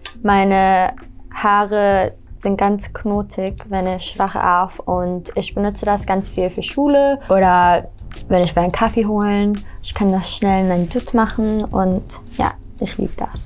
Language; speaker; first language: German; early bilingual, heritage; English